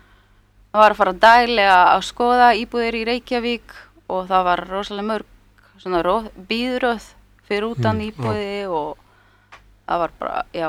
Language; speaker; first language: Icelandic; early bilingual, heritage; Polish